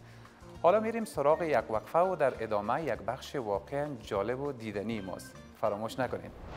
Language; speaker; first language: Persian; native; Persian